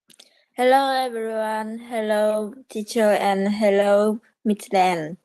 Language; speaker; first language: English; non-native, learner; Vietnamese